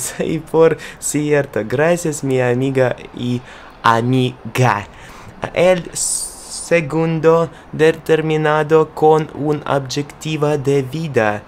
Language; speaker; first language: Spanish; non-native, learner; Russian